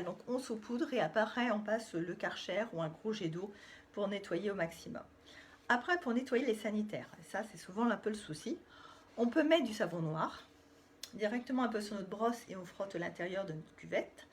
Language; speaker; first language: French; native; French